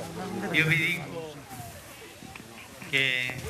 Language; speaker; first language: Italian; early bilingual, heritage; Spanish